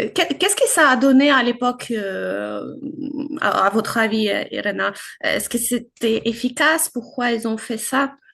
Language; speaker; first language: French; non-native, fluent; Ukrainian